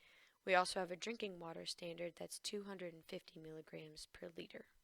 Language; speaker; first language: English; native; English